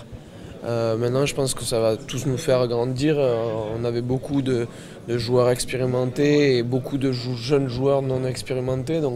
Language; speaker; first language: French; native; French